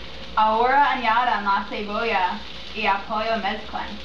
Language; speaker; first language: Spanish; non-native, learner; English